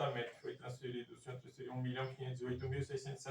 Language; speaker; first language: Portuguese; native; Portuguese